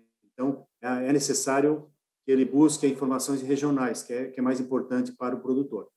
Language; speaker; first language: Portuguese; native; Portuguese